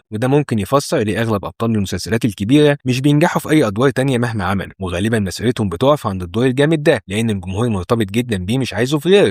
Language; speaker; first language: Arabic; native; Arabic